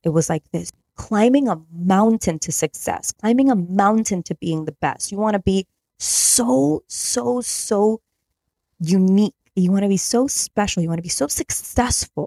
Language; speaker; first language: English; native; English